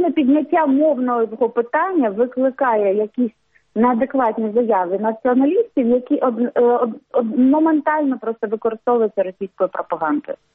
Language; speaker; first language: Ukrainian; non-native, local second language; Russian